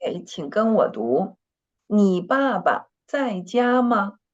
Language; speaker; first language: Chinese; non-native, fluent; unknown